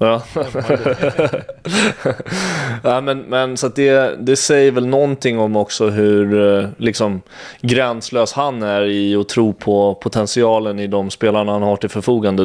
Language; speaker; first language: Swedish; native; Swedish